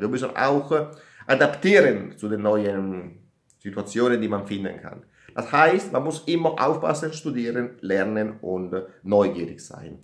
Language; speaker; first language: German; non-native, learner; Italian